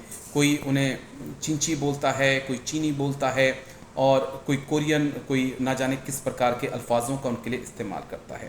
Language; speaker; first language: Hindi; native; Hindi